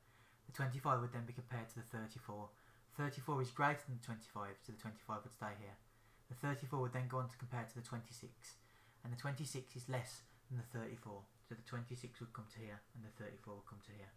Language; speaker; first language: English; native; English